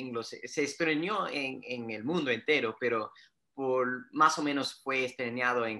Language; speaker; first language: Spanish; early bilingual, heritage; Spanish